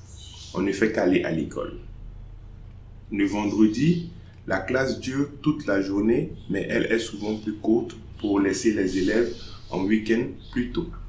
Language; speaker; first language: French; non-native, fluent; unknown